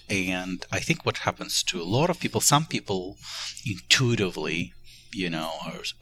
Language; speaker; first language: English; non-native, fluent; Ukrainian